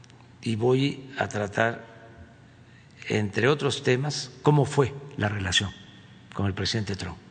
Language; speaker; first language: Spanish; native; Spanish